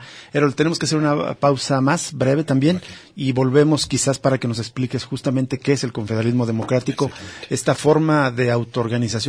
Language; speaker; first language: Spanish; native; Spanish